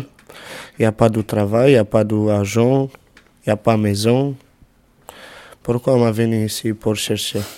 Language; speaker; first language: French; non-native, learner; Romanian